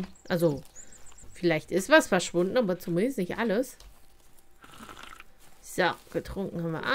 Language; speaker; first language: German; native; German